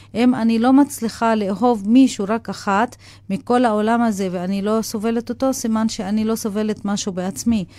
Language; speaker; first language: Hebrew; non-native, local second language; Arabic